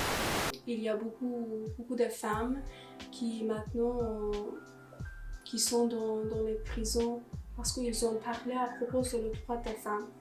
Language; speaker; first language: French; non-native, learner; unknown